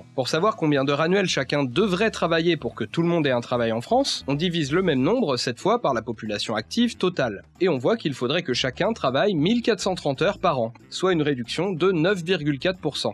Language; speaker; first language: French; native; French